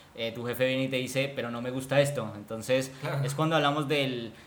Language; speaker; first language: Spanish; native; Spanish